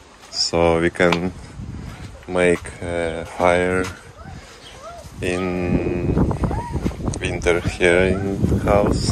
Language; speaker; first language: English; non-native, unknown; Russian